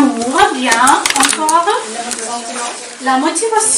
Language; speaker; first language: French; non-native, fluent; Ukrainian